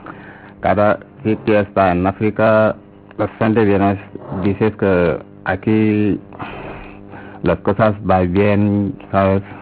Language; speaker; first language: Spanish; non-native, learner; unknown